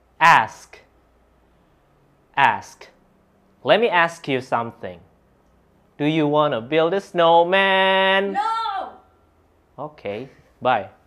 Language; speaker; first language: English; non-native, fluent; Indonesian